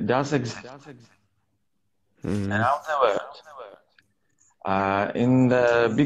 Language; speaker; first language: English; non-native, learner; Polish